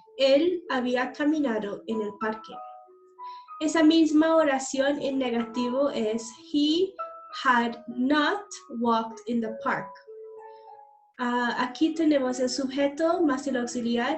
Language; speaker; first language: Spanish; non-native, fluent; English